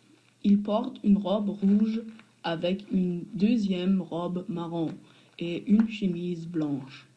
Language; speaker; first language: French; non-native, learner; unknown